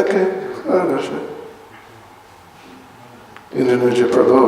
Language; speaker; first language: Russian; non-native, learner; English